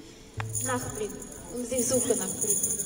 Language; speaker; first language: German; non-native, learner; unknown